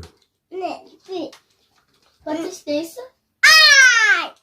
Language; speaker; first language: Dutch; non-native, learner; Tigrinya